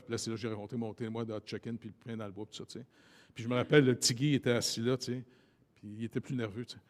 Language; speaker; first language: French; native; French